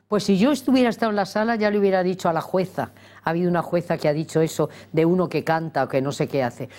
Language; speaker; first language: Spanish; native; Spanish